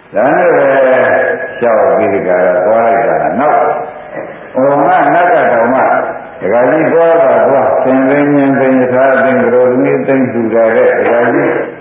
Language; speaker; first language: Burmese; native; Burmese